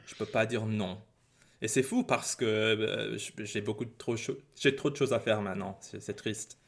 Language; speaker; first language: French; non-native, learner; English